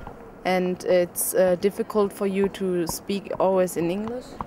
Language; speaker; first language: English; non-native, learner; German